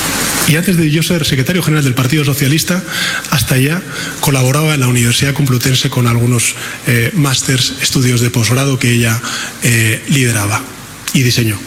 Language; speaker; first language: Spanish; native; Spanish